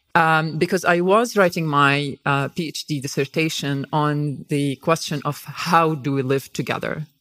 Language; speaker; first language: English; non-native, fluent; Hebrew